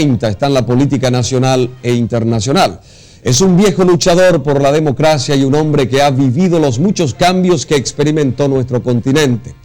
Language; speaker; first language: Spanish; native; Spanish